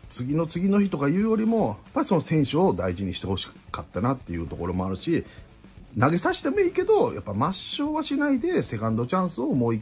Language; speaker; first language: Japanese; native; Japanese